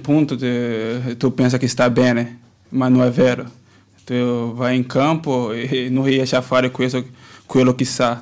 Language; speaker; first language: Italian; non-native, learner; Portuguese